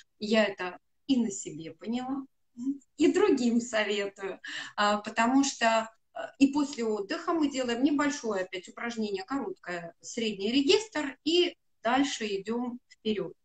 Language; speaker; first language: Russian; native; Russian